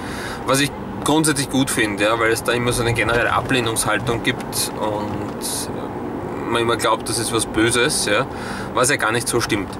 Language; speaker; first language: German; native; German